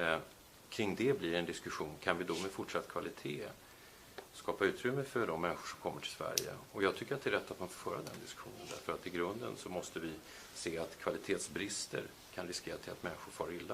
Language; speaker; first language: Swedish; native; Swedish